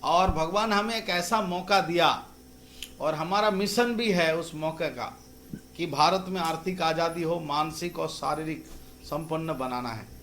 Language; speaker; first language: Hindi; non-native, local second language; Bangla